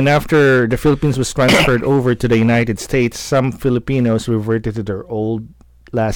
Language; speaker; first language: English; non-native, local second language; Filipino